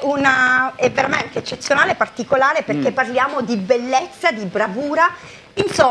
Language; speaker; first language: Italian; native; Italian